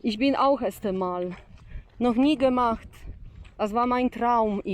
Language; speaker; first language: German; non-native, learner; Polish